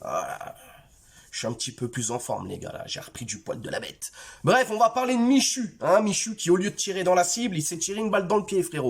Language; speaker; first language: French; native; French